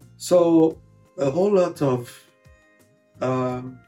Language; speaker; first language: English; non-native, fluent; French